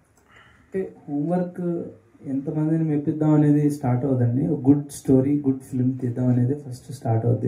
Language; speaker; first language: Telugu; native; Telugu